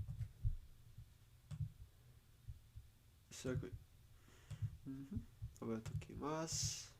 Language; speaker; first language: Japanese; non-native, learner; Spanish